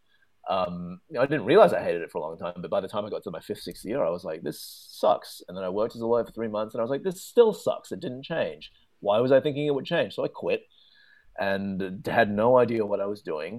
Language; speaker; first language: English; native; English